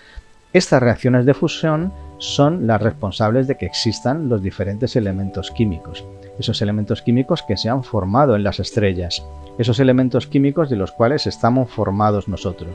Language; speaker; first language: Spanish; native; Spanish